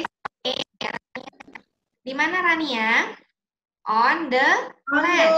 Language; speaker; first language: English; non-native, learner; Indonesian